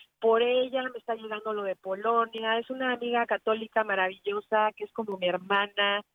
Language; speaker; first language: Spanish; native; Spanish